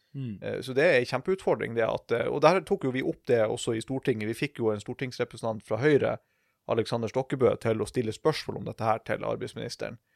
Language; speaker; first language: Norwegian; native; Norwegian